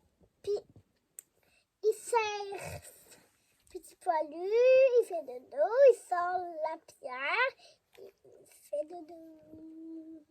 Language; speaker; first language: French; native; French